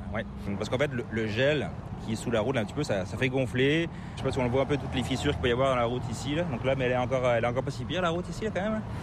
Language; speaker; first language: French; native; French